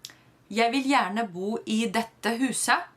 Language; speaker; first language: Norwegian; non-native, fluent; Spanish